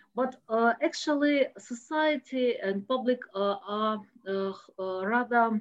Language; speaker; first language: English; non-native, fluent; Russian